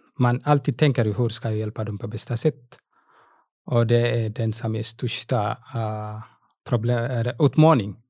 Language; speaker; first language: Swedish; non-native, fluent; Tigrinya